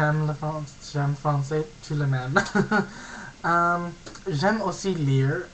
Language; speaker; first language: French; non-native, learner; English